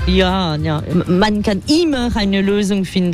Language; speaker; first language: German; non-native, fluent; French